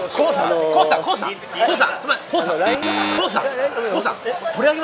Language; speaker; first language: Japanese; native; Japanese